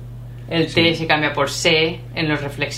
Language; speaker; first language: Spanish; native; Spanish